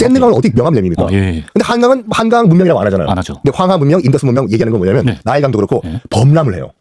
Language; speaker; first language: Korean; native; Korean